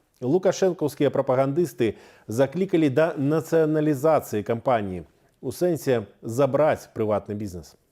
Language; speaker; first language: Belarusian; native; Belarusian